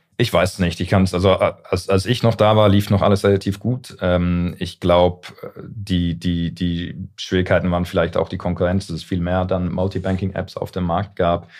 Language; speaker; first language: German; early bilingual, heritage; English